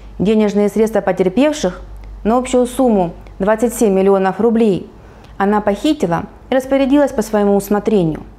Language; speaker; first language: Russian; native; Russian